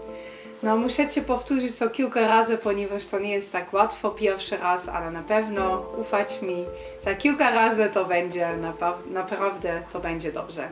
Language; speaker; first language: Polish; non-native, learner; Dutch